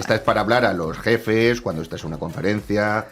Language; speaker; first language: Spanish; native; Spanish